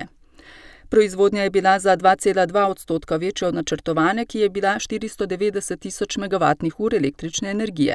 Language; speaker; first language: Slovenian; native; Slovenian